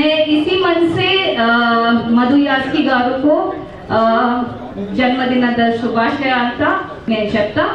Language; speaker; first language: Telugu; non-native, learner; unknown